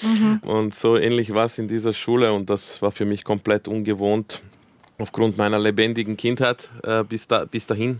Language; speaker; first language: German; early bilingual, other home language; Croatian